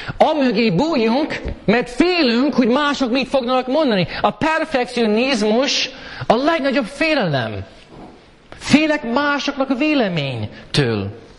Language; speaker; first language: Hungarian; early bilingual, heritage; Hungarian